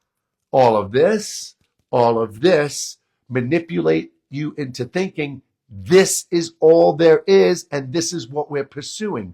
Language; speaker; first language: English; native; English